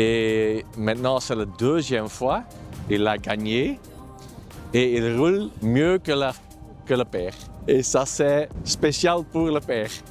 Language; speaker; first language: French; non-native, local second language; Dutch